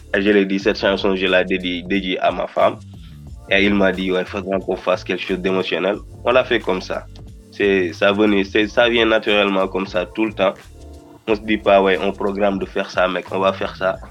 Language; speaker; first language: French; non-native, local second language; Wolof